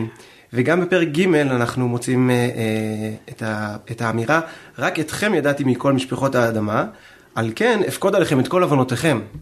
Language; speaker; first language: Hebrew; native; Hebrew